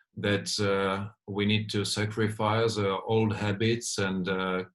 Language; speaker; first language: English; non-native, fluent; Czech